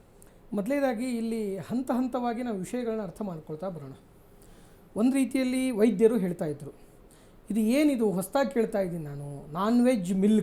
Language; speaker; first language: Kannada; native; Kannada